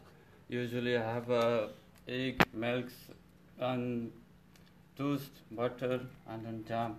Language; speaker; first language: English; non-native, learner; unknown